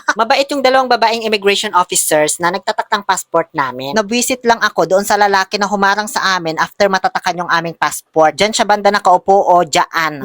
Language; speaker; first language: Filipino; native; Filipino